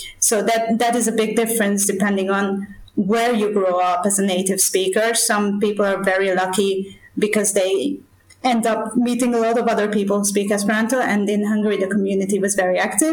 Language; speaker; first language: English; non-native, fluent; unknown